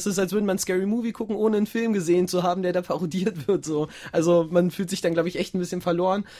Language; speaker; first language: German; native; German